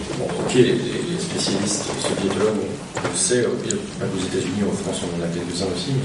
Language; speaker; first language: French; native; French